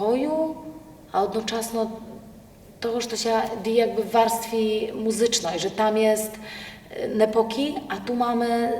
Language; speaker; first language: Polish; non-native, local second language; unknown